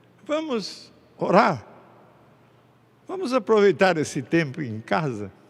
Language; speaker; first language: Portuguese; native; Portuguese